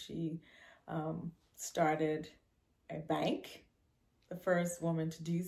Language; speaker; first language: English; native; English